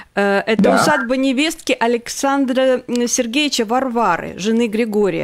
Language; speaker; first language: Russian; native; Russian